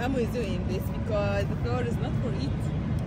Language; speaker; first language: English; non-native, learner; Arabic